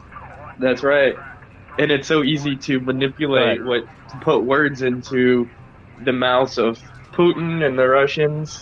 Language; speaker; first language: English; early bilingual, other home language; Russian